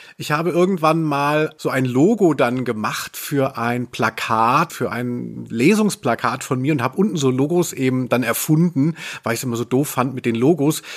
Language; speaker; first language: German; native; German